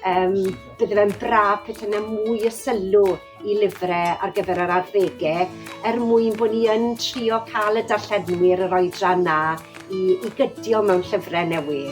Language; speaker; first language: Welsh; native; Welsh